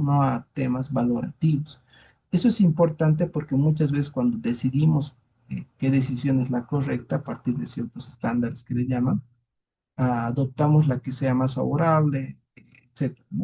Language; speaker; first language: Spanish; native; Spanish